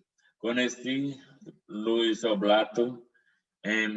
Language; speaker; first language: Portuguese; non-native, learner; Spanish